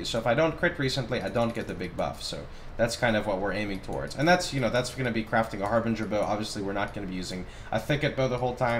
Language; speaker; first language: English; native; English